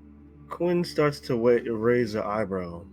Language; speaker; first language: English; native; English